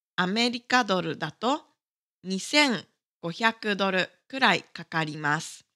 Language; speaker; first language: Japanese; native; Japanese